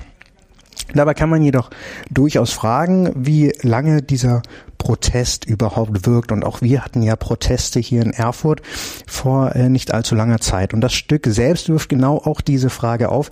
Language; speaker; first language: German; native; German